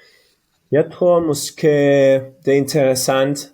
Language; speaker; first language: Danish; non-native, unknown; Catalan